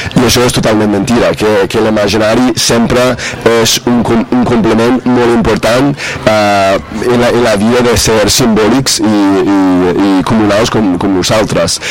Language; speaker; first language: Catalan; non-native, fluent; English